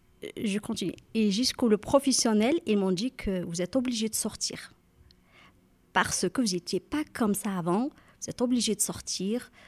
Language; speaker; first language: French; non-native, learner; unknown